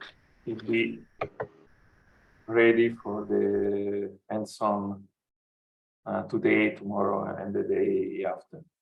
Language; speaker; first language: English; non-native, fluent; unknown